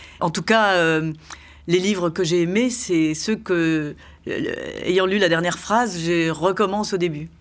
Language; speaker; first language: French; native; French